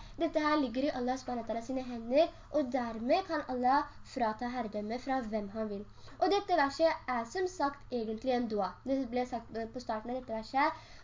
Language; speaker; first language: Norwegian; early bilingual, other home language; Urdu